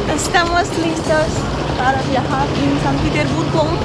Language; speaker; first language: Spanish; non-native, learner; Russian